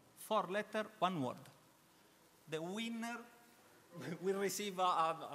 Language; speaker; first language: English; non-native, learner; Italian